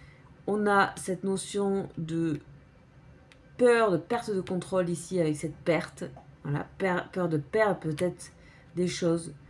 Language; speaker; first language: French; native; French